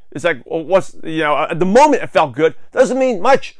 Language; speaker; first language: English; native; English